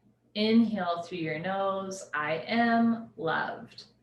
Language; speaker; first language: English; native; English